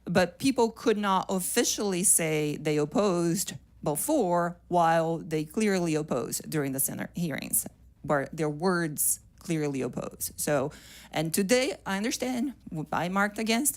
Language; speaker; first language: English; non-native, fluent; Portuguese